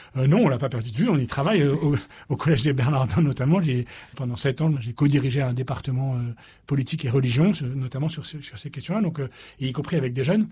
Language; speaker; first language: French; native; French